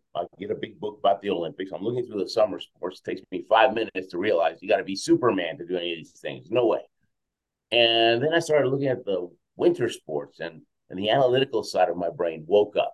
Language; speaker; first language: English; early bilingual, other home language; Spanish